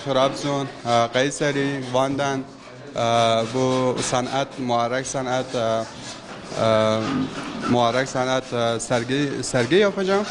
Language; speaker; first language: Turkish; non-native, learner; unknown